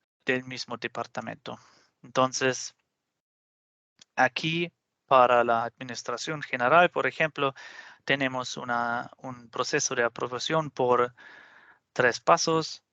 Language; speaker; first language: Spanish; non-native, fluent; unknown